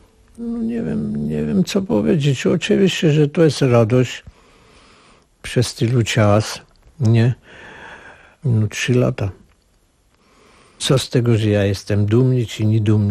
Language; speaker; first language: Polish; non-native, learner; Armenian